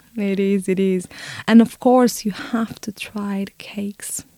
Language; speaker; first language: English; non-native, fluent; Romanian